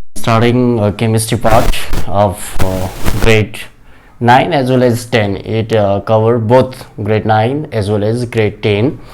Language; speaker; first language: English; non-native, local second language; Nepali